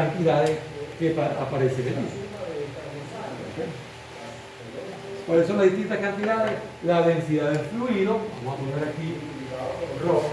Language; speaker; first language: Spanish; native; Spanish